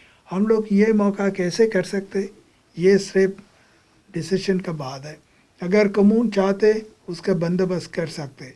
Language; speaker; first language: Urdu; non-native, fluent; Bangla